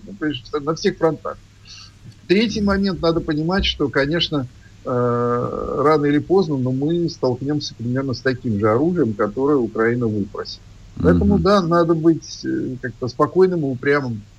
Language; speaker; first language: Russian; native; Russian